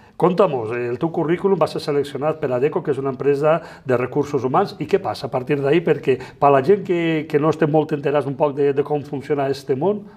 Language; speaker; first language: Catalan; native; Catalan